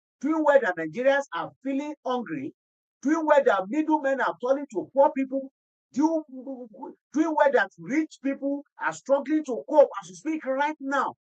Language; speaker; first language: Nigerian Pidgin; non-native, local second language; Yoruba